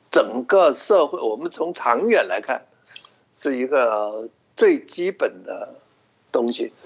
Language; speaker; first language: Chinese; non-native, local second language; Cantonese